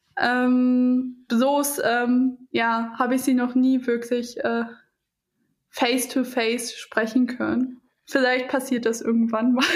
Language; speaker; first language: German; early bilingual, other home language; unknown